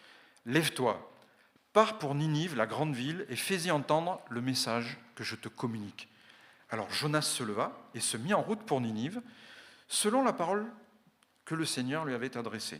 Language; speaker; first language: French; native; French